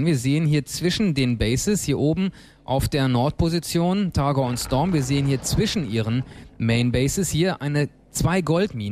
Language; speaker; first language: German; native; German